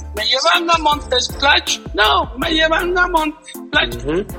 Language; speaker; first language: Spanish; native; Spanish